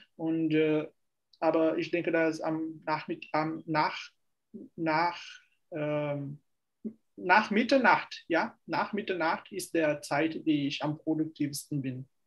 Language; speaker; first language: German; non-native, learner; Portuguese